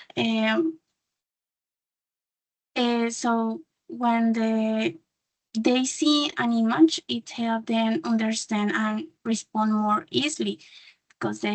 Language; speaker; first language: English; non-native, learner; Spanish